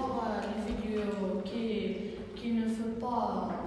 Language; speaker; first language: French; non-native, learner; Arabic